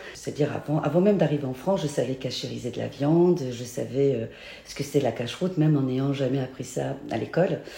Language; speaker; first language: French; native; French